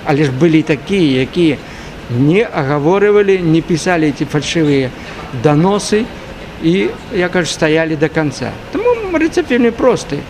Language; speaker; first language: Belarusian; native; Belarusian